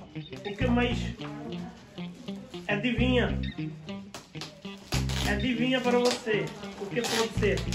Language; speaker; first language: Portuguese; non-native, learner; Hindi